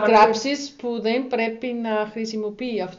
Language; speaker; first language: Greek; non-native, learner; German